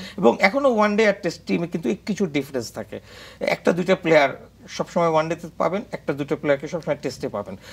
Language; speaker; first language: Bangla; native; Bangla